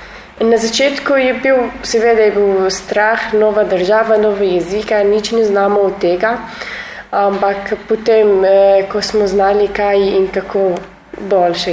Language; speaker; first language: Slovenian; non-native, learner; Arabic